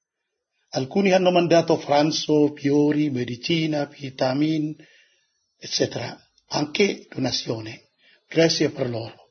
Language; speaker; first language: Italian; non-native, learner; Indonesian